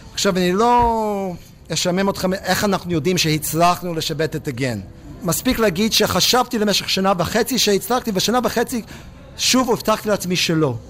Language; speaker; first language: Hebrew; non-native, fluent; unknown